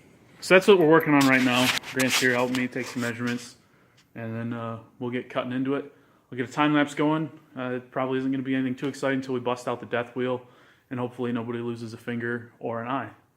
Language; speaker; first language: English; native; English